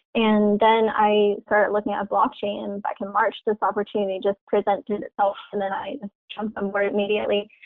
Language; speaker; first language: English; non-native, fluent; Chinese